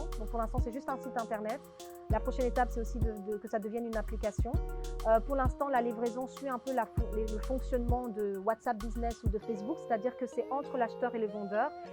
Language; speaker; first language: French; native; French